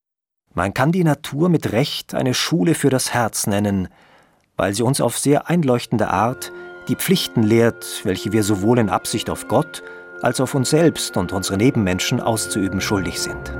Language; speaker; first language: German; native; German